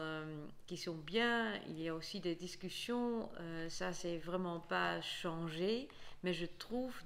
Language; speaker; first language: French; non-native, fluent; Dutch